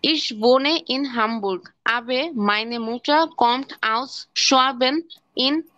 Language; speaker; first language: German; non-native, learner; Bangla